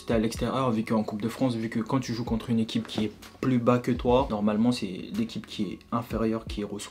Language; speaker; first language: French; native; French